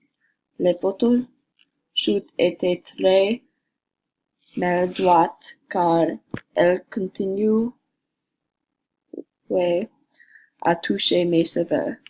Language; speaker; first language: French; non-native, learner; English